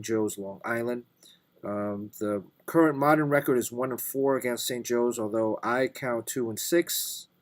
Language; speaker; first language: English; native; English